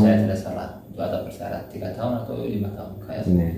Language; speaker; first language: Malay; non-native, learner; Turkish